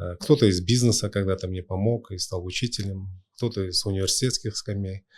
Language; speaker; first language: Russian; non-native, local second language; Uzbek